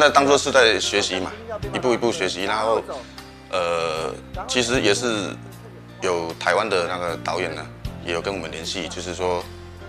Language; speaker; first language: Chinese; non-native, local second language; Min Nan Chinese